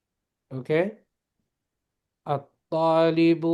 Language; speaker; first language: Arabic; non-native, fluent; English